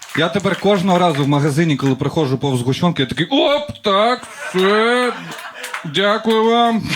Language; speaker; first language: Ukrainian; non-native, local second language; Russian